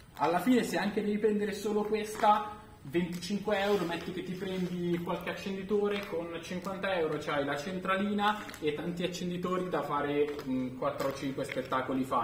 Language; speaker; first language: Italian; native; Italian